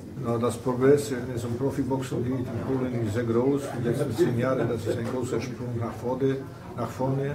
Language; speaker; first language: German; non-native, fluent; Polish